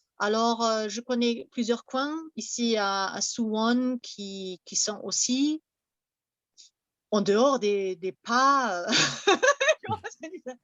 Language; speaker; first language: French; non-native, fluent; German